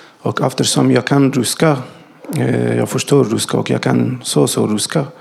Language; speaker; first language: Swedish; non-native, learner; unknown